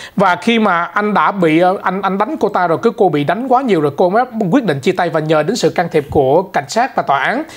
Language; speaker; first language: Vietnamese; early bilingual, heritage; Vietnamese